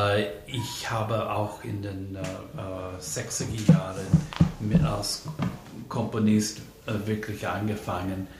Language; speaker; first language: German; non-native, fluent; English